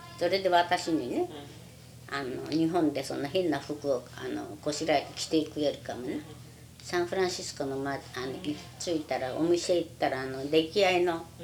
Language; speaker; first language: Japanese; native; Japanese